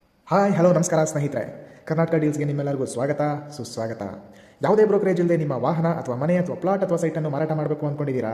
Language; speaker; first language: Kannada; native; Kannada